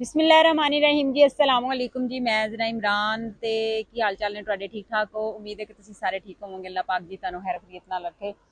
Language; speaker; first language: Urdu; non-native, local second language; Punjabi